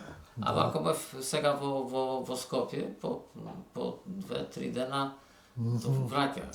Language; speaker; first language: Macedonian; early bilingual, heritage; Polish